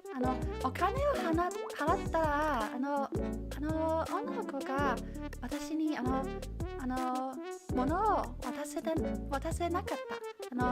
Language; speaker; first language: Japanese; non-native, learner; Chinese